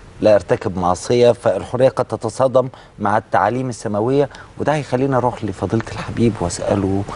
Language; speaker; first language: Arabic; native; Arabic